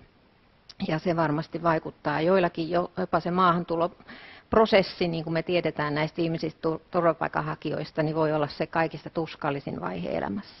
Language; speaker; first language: Finnish; native; Finnish